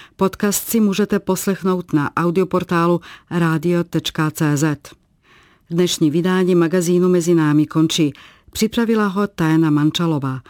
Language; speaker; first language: Czech; non-native, fluent; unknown